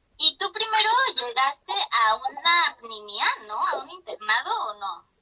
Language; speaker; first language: Spanish; native; Spanish